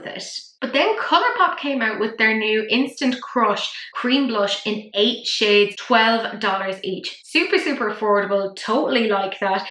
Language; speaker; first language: English; native; English